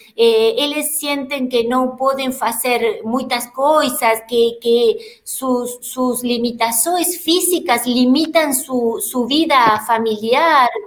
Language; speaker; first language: Portuguese; non-native, learner; Spanish